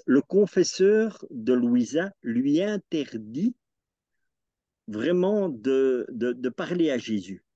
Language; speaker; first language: French; native; French